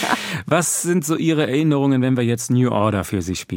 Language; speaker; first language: German; native; German